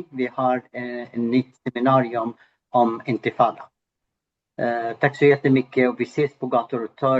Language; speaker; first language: Swedish; non-native, fluent; Arabic